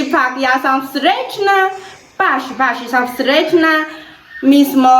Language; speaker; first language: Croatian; non-native, learner; Chinese